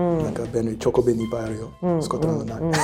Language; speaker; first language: Japanese; non-native, learner; English